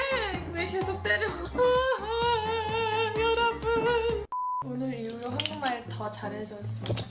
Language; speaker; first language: Korean; early bilingual, heritage; English